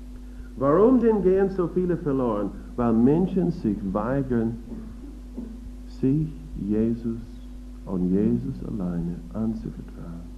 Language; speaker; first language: German; non-native, fluent; English